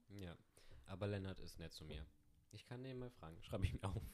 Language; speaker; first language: German; native; German